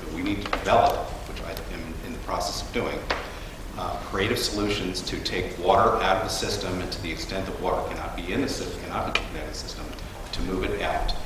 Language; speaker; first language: English; native; English